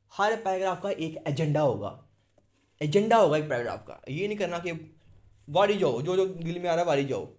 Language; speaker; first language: Urdu; non-native, local second language; Punjabi